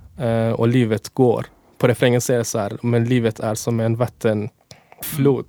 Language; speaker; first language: Swedish; non-native, fluent; Persian